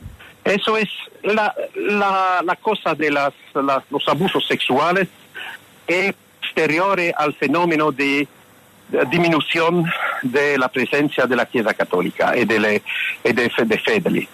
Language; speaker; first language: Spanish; non-native, fluent; French